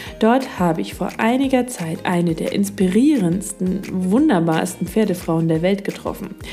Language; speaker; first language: German; native; German